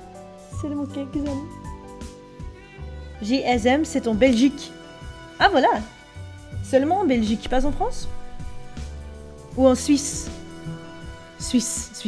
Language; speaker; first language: French; non-native, learner; Dutch